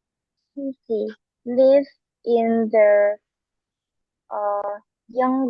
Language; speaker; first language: English; non-native, learner; Vietnamese